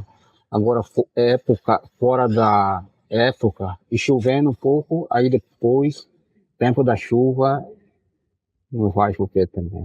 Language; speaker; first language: Portuguese; non-native, local second language; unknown